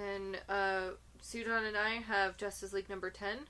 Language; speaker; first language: English; native; English